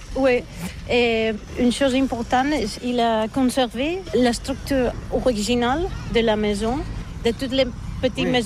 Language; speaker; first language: French; non-native, learner; Spanish